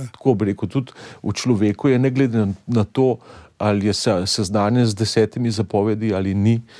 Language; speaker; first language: Slovenian; native; Slovenian